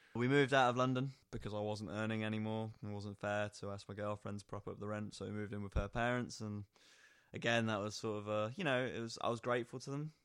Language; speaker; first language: English; native; English